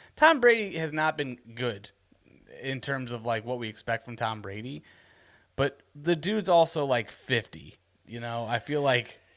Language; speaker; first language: English; native; English